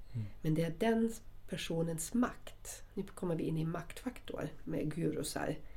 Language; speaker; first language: Swedish; non-native, fluent; German